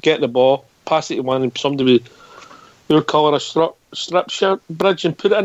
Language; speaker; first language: English; native; English